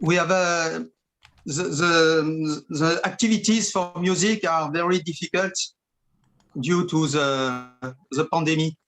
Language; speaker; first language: English; non-native, fluent; French